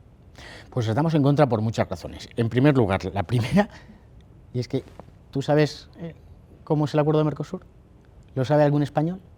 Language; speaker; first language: Spanish; native; Spanish